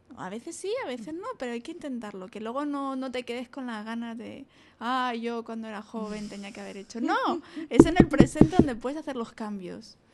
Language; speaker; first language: Spanish; native; Spanish